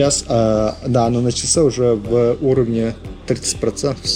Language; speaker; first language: Russian; non-native, learner; Turkish